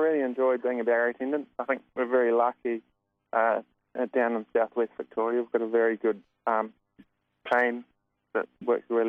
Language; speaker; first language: English; native; English